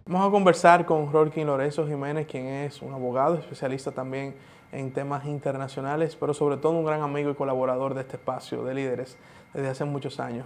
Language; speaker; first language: Spanish; native; Spanish